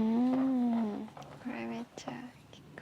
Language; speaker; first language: Japanese; non-native, fluent; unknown